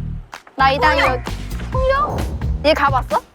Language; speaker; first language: Korean; non-native, fluent; Chinese